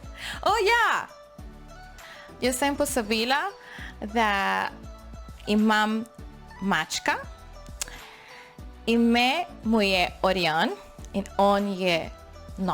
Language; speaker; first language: Slovenian; non-native, learner; Spanish